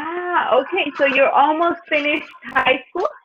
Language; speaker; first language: English; non-native, fluent; Spanish